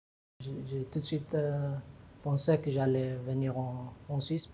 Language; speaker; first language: French; non-native, fluent; Tigrinya